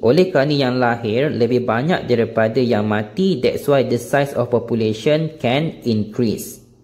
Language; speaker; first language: Malay; native; Malay